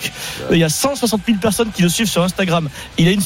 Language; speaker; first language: French; native; French